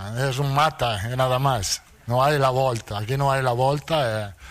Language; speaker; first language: Portuguese; non-native, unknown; Italian